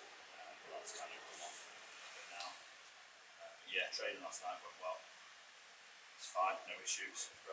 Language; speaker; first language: English; native; English